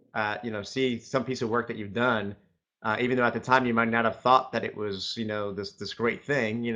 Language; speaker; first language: English; native; English